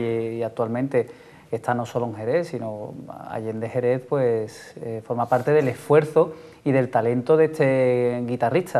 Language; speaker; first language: Spanish; native; Spanish